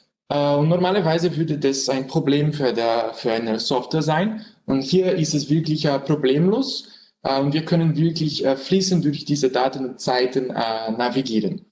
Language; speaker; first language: German; non-native, learner; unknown